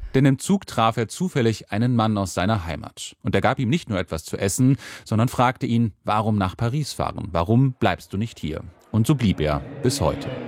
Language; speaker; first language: German; native; German